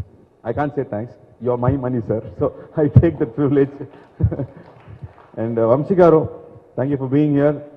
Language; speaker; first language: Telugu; non-native, local second language; Tamil